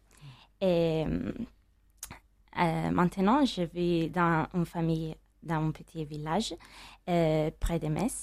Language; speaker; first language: French; non-native, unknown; Italian